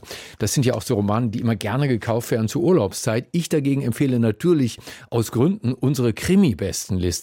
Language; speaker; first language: German; native; German